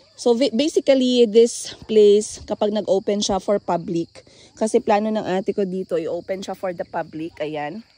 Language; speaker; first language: Filipino; non-native, local second language; Hiligaynon